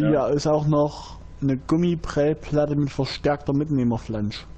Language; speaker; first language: German; native; German